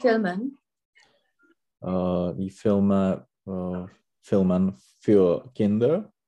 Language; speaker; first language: German; non-native, learner; Czech